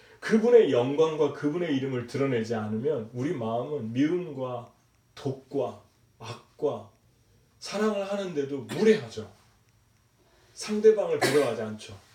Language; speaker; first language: Korean; native; Korean